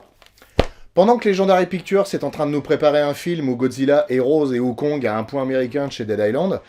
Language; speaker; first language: French; native; French